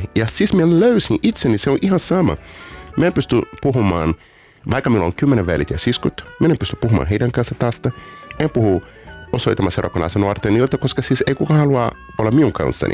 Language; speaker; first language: Finnish; non-native, learner; Portuguese